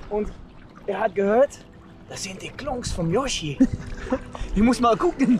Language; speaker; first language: German; non-native, learner; Dutch